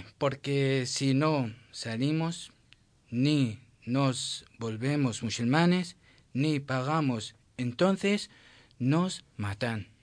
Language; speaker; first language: Spanish; non-native, learner; Assyrian Neo-Aramaic